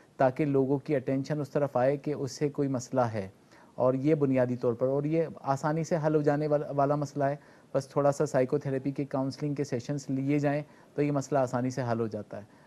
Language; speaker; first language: Urdu; non-native, local second language; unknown